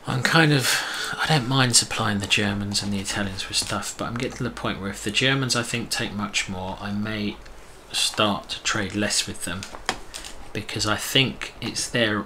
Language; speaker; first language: English; native; English